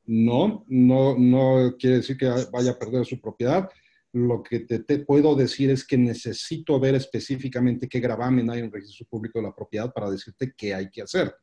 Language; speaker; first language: Spanish; native; Spanish